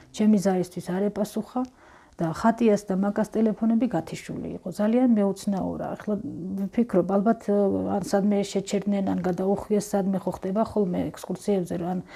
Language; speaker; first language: Georgian; native; Georgian